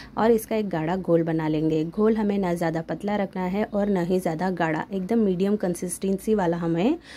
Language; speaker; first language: Hindi; non-native, local second language; Marathi